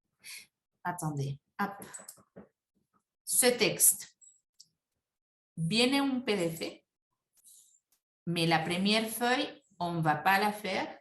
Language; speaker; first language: French; non-native, fluent; Spanish